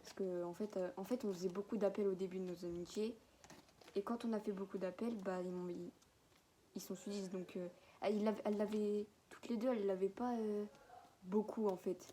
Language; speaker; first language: French; native; French